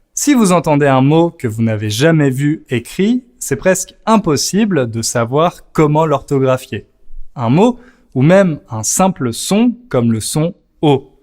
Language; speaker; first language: French; native; French